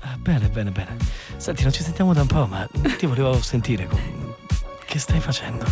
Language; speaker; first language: Italian; native; Italian